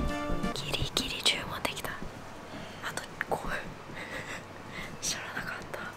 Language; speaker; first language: Japanese; non-native, fluent; English